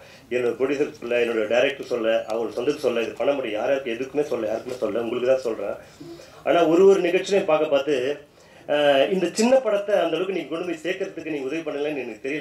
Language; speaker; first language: Tamil; native; Tamil